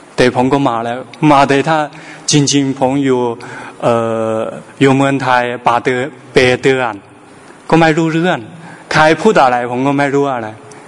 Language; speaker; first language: Thai; non-native, learner; Chinese